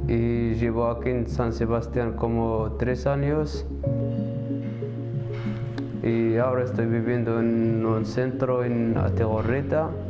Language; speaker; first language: Spanish; non-native, learner; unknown